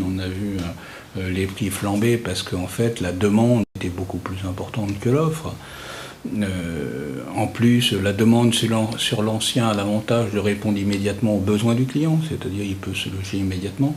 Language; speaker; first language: French; native; French